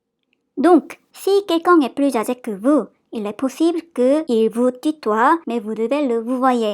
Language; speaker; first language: French; non-native, fluent; Korean